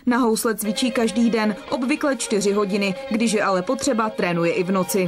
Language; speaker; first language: Czech; native; Czech